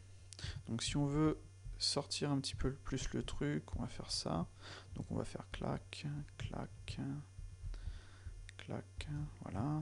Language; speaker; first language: French; native; French